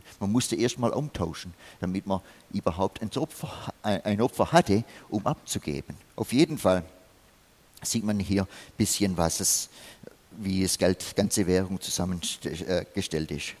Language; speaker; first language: German; non-native, fluent; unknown